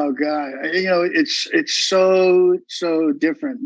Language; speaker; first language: English; native; English